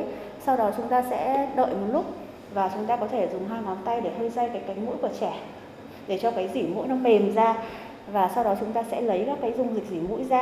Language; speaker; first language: Vietnamese; native; Vietnamese